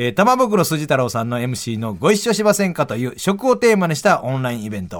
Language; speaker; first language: Japanese; native; Japanese